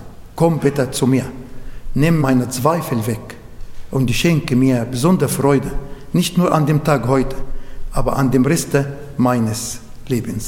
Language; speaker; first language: German; non-native, learner; Arabic